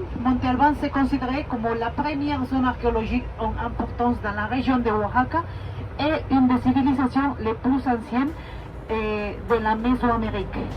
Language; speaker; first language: French; non-native, fluent; Spanish